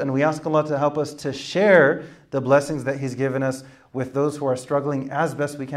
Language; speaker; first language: English; native; English